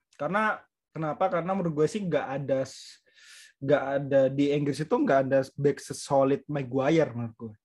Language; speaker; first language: Indonesian; native; Indonesian